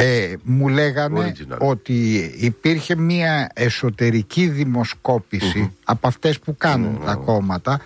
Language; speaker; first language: Greek; native; Greek